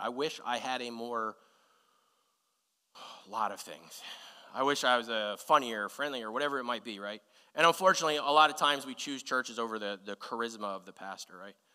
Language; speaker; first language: English; native; English